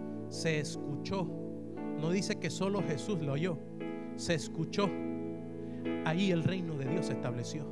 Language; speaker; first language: Spanish; native; Spanish